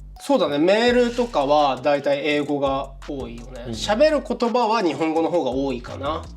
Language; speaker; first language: Japanese; native; Japanese